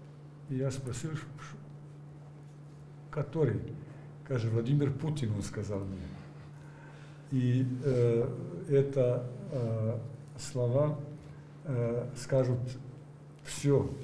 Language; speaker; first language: Russian; non-native, learner; Serbian